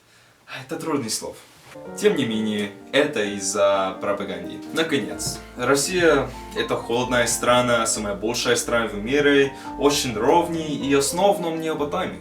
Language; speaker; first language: Russian; non-native, learner; English